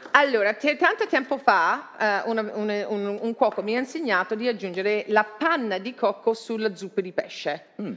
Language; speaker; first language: Italian; non-native, fluent; English